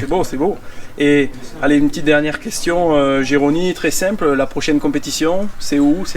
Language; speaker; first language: French; native; French